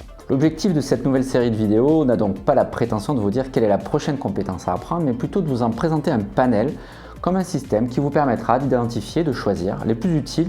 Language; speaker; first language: French; native; French